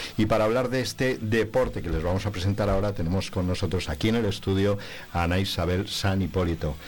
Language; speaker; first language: Spanish; native; Spanish